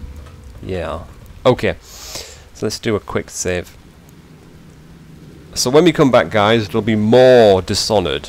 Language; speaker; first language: English; native; English